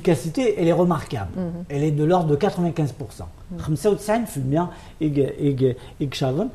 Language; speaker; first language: French; non-native, local second language; Arabic